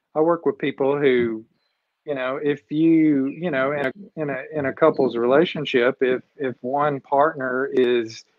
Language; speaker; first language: English; native; English